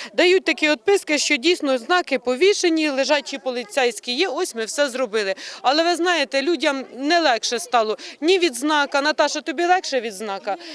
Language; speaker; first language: Ukrainian; native; Ukrainian